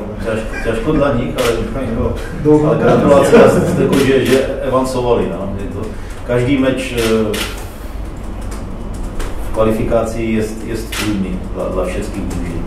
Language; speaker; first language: Polish; non-native, learner; Czech